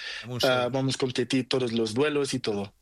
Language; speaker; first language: Spanish; non-native, learner; Portuguese